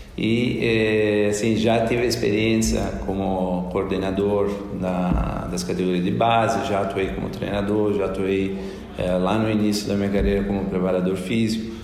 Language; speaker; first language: Portuguese; non-native, fluent; Italian